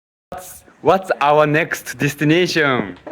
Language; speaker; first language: English; non-native, learner; Japanese